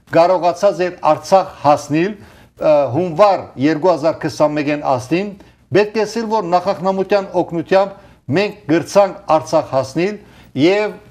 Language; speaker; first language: Armenian; early bilingual, heritage; Armenian